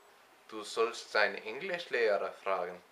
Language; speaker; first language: German; non-native, learner; English